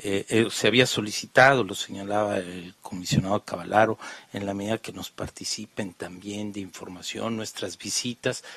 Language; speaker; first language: Spanish; native; Spanish